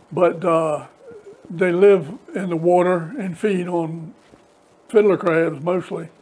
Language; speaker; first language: English; native; English